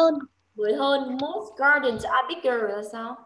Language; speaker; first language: Vietnamese; native; Vietnamese